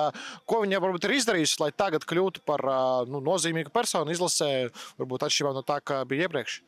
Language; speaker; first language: Latvian; native; Latvian